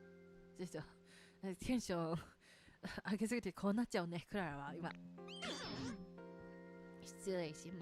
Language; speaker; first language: Japanese; native; Japanese